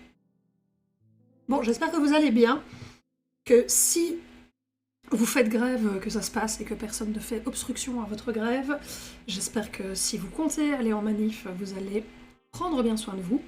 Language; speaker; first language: French; native; French